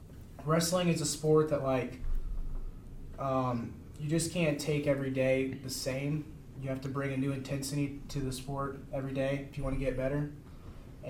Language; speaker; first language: English; native; English